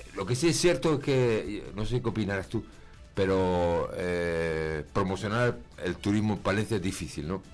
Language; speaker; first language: Spanish; native; Spanish